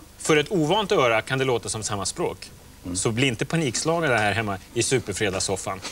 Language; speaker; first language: Swedish; native; Swedish